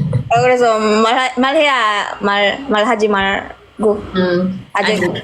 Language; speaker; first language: Korean; non-native, learner; Filipino